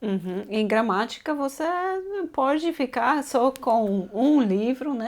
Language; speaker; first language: Portuguese; non-native, learner; Polish